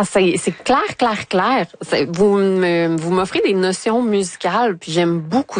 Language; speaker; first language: French; native; French